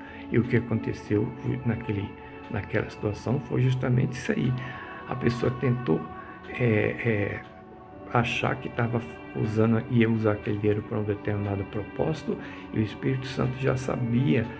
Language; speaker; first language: Portuguese; native; Portuguese